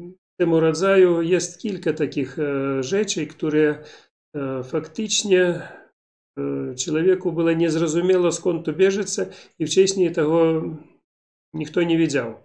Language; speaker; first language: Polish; non-native, learner; Belarusian